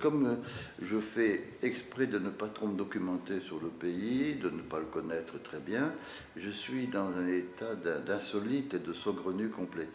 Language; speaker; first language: French; native; French